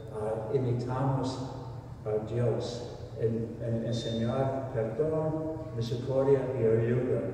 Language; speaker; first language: Spanish; non-native, fluent; English